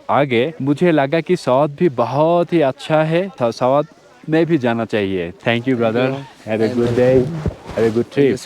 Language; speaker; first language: Hindi; non-native, learner; Bangla